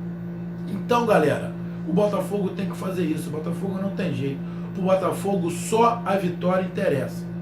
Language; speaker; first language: Portuguese; native; Portuguese